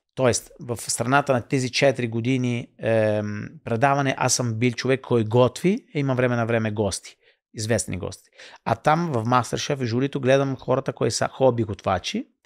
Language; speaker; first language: Bulgarian; non-native, fluent; Italian